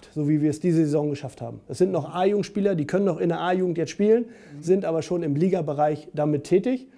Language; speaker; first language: German; native; German